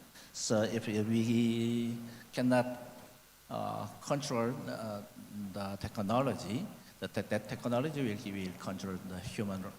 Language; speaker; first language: English; non-native, learner; Korean